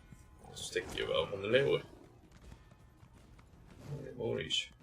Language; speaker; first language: Dutch; native; Dutch